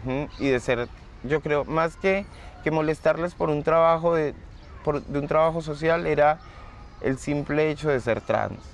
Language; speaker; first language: Spanish; native; Spanish